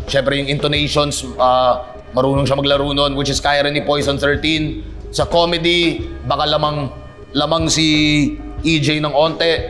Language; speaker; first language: Filipino; native; Filipino